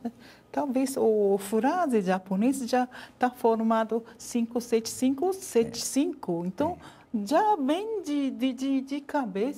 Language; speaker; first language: Portuguese; non-native, learner; Japanese